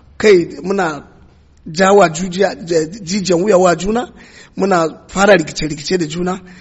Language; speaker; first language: Hausa; non-native, local second language; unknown